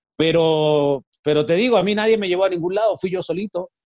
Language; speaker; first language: Spanish; native; Spanish